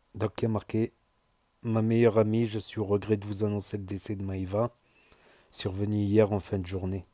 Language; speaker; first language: French; native; French